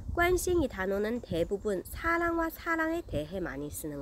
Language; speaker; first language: Korean; non-native, learner; Chinese